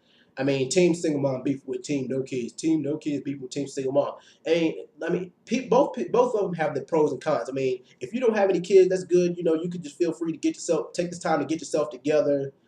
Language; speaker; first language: English; native; English